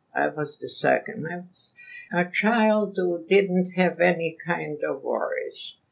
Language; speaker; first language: English; non-native, fluent; Yiddish